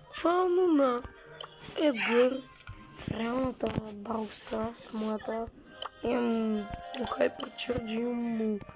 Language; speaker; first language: Bulgarian; native; Bulgarian